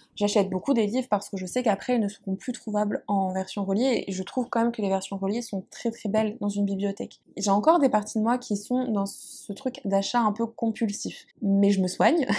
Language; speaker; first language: French; native; French